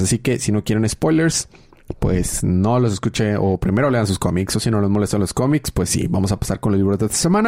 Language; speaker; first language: Spanish; native; Spanish